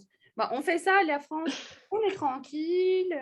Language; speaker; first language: French; non-native, fluent; Russian